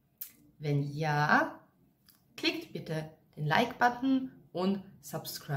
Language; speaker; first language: German; non-native, fluent; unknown